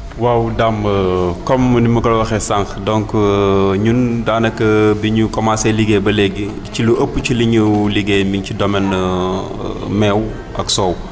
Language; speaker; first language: Wolof; native; Wolof